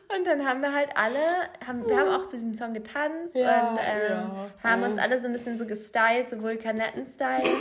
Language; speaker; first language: German; native; German